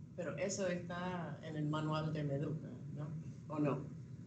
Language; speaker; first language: Spanish; non-native, fluent; English